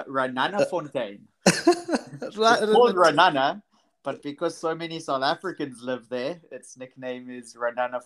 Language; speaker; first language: English; native; English